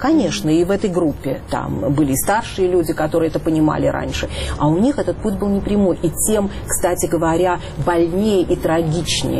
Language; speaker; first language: Russian; native; Russian